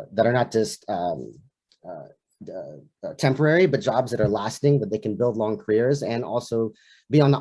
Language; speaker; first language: English; native; English